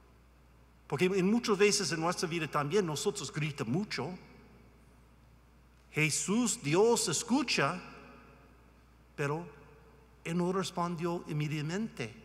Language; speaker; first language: Spanish; non-native, learner; English